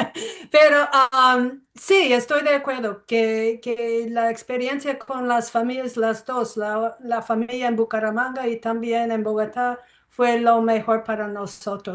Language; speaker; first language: Spanish; non-native, fluent; English